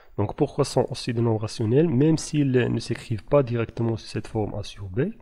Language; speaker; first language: French; non-native, local second language; Arabic